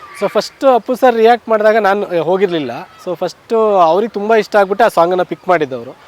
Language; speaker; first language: Kannada; native; Kannada